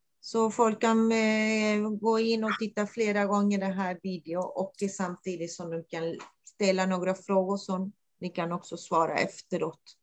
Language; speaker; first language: Swedish; non-native, fluent; Spanish